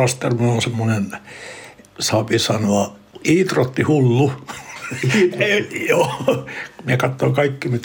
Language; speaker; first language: Finnish; early bilingual, heritage; Finnish